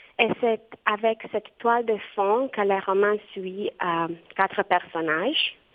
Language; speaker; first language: French; non-native, fluent; Romanian